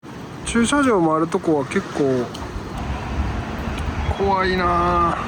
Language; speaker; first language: Japanese; native; Japanese